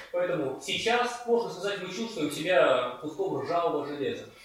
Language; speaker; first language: Russian; native; Russian